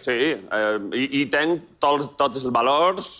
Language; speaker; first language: Catalan; non-native, local second language; Spanish